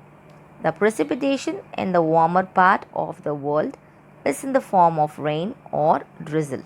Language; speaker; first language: English; non-native, local second language; Tamil